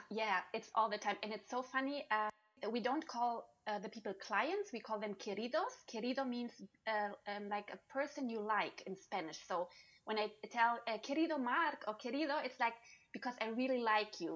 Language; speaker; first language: English; non-native, fluent; German